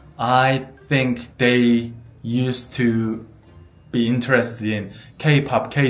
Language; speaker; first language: English; non-native, fluent; Korean